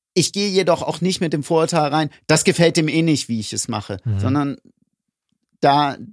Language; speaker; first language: German; early bilingual, other home language; Greek